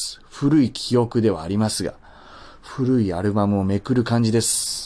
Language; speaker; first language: Japanese; native; Japanese